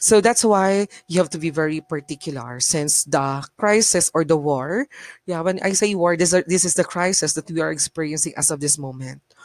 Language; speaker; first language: English; non-native, local second language; Bikol